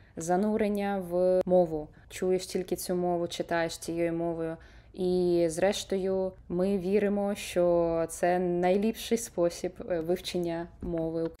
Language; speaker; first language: Ukrainian; native; Ukrainian